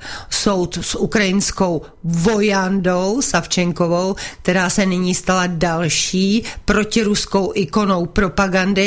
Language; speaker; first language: Czech; native; Czech